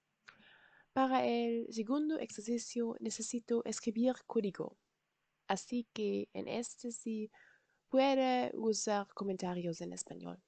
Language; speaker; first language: Spanish; non-native, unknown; German